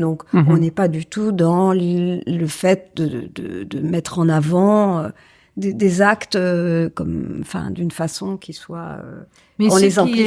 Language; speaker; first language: French; native; French